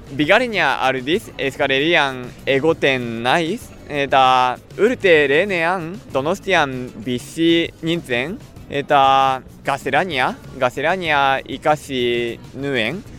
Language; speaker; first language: Basque; non-native, learner; Japanese